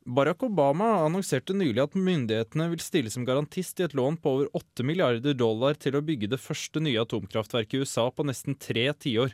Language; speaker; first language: Norwegian; native; Norwegian